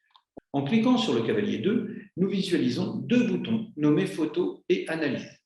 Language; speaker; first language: French; native; French